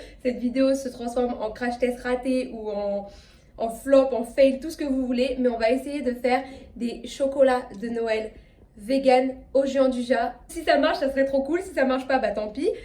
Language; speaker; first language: French; native; French